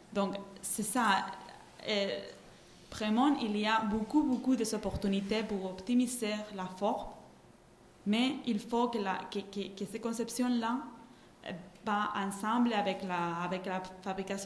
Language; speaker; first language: French; non-native, fluent; Spanish